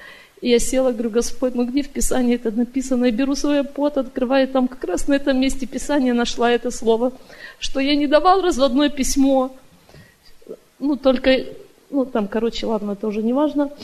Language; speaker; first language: Russian; native; Russian